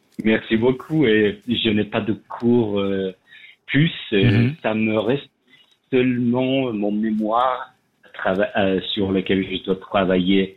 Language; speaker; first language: French; non-native, learner; Persian